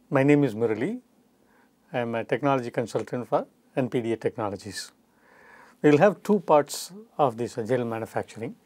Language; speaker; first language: English; non-native, local second language; Tamil